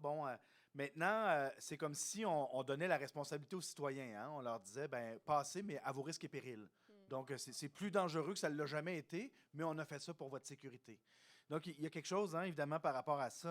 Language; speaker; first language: French; native; French